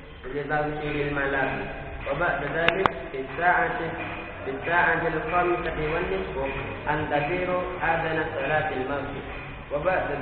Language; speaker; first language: Arabic; non-native, learner; Indonesian